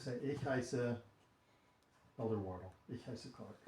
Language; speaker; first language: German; non-native, learner; English